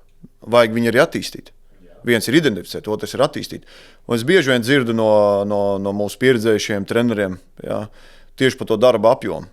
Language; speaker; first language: Latvian; native; Latvian